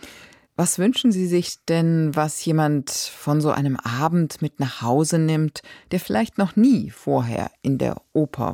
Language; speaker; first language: German; native; German